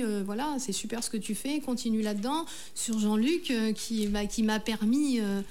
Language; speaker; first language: French; native; French